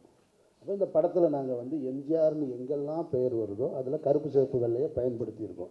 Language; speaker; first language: Tamil; native; Tamil